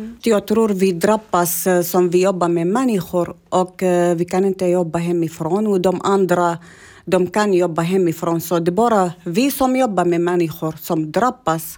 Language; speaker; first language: Swedish; non-native, learner; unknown